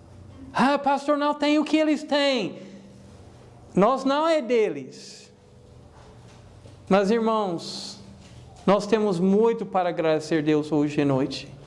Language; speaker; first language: Portuguese; non-native, fluent; English